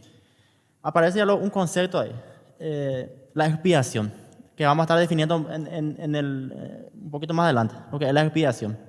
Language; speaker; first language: Spanish; native; Spanish